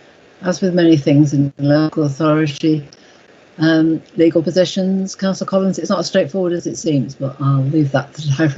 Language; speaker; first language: English; native; English